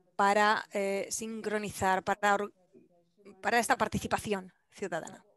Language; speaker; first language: Spanish; non-native, fluent; Polish